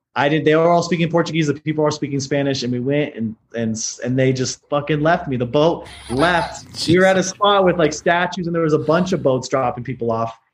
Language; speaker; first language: English; native; English